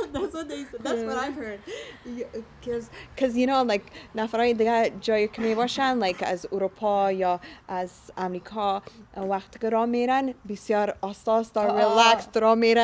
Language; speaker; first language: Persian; early bilingual, heritage; Persian